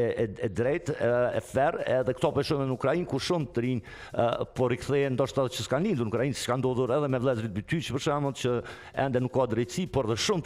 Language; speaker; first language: Albanian; native; Albanian